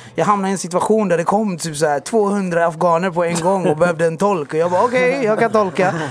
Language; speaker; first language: Swedish; native; Swedish